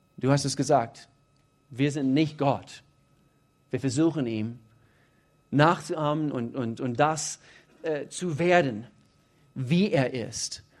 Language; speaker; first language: German; non-native, fluent; English